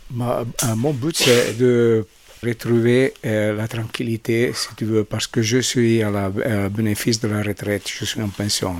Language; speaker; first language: French; non-native, learner; Italian